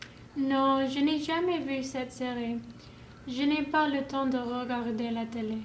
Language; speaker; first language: French; non-native, learner; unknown